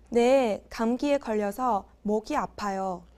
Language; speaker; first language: Korean; non-native, learner; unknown